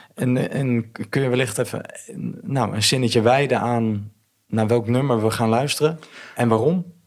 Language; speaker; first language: Dutch; native; Dutch